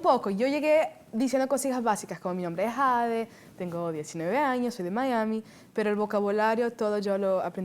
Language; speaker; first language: Spanish; early bilingual, heritage; Spanish